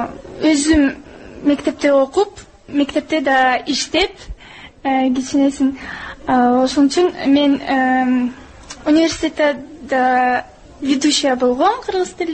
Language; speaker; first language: Kyrgyz; non-native, local second language; Russian